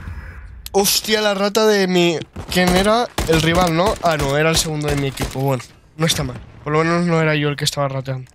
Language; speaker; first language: Spanish; native; Spanish